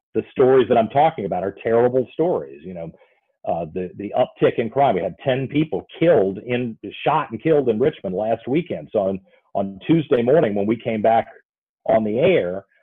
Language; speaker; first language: English; native; English